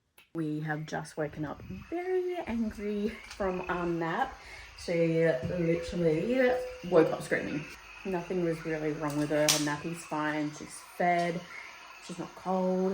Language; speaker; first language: English; native; English